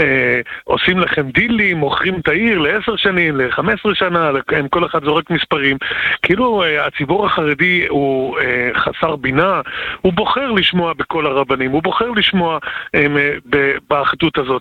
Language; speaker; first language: Hebrew; native; Hebrew